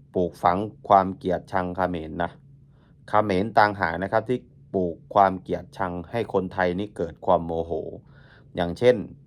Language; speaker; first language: Thai; native; Thai